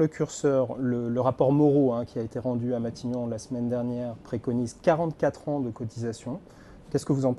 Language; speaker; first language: French; native; French